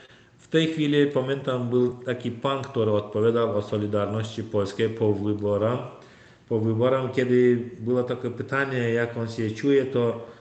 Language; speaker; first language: Polish; non-native, learner; Turkmen